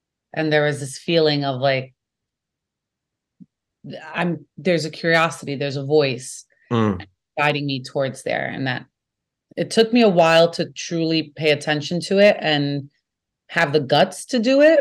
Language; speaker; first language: English; native; English